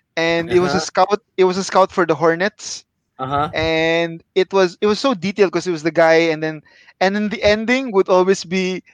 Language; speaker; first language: English; non-native, local second language; Filipino